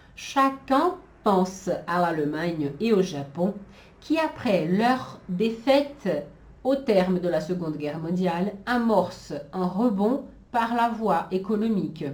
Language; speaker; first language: French; non-native, fluent; Portuguese